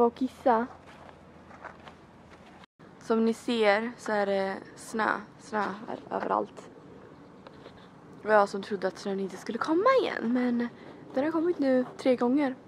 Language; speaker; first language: Swedish; early bilingual, other home language; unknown